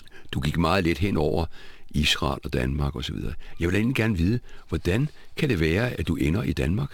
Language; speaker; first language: Danish; native; Danish